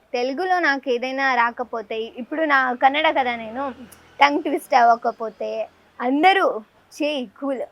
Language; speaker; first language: Telugu; non-native, learner; Kannada